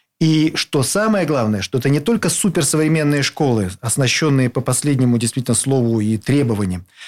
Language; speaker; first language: Russian; native; Russian